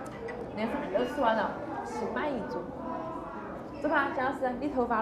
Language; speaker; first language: Chinese; native; Chinese